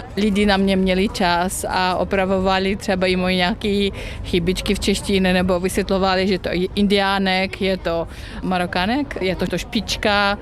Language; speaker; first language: Czech; non-native, fluent; Russian